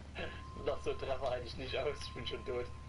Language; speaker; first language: German; native; German